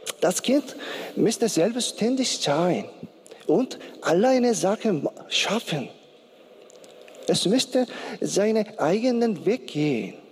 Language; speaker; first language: German; non-native, learner; Korean